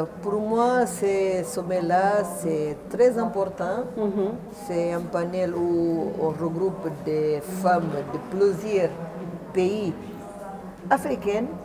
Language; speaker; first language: French; non-native, fluent; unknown